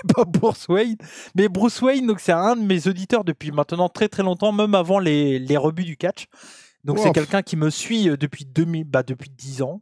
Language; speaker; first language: French; native; French